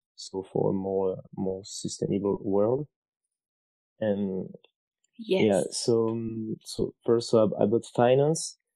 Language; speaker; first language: English; non-native, fluent; French